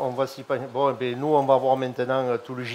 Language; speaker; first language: French; native; French